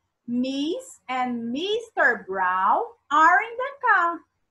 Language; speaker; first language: English; non-native, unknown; Portuguese